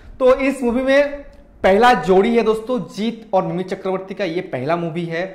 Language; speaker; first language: Hindi; non-native, local second language; Bangla